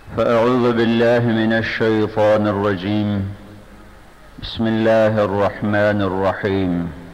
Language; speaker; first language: Urdu; non-native, local second language; Punjabi